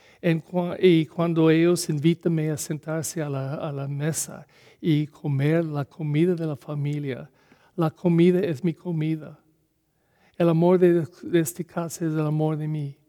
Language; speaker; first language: Spanish; non-native, learner; English